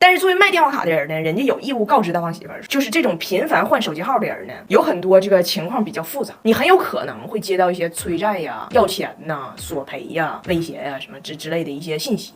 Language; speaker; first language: Chinese; native; Chinese